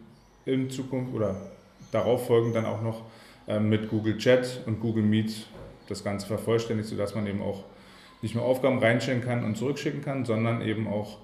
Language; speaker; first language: German; native; German